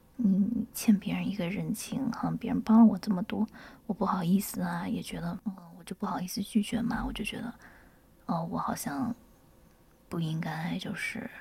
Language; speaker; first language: Chinese; native; Chinese